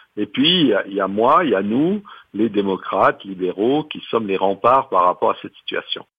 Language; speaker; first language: French; native; French